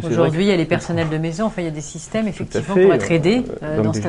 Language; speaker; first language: French; native; French